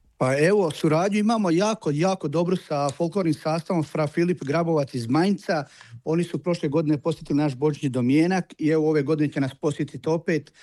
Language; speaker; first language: Croatian; native; Croatian